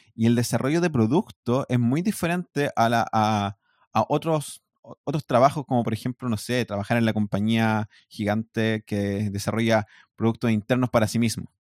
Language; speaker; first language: Spanish; native; Spanish